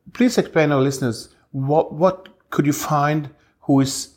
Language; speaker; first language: English; non-native, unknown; Norwegian